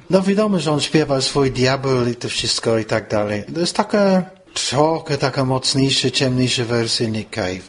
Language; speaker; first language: Polish; non-native, fluent; English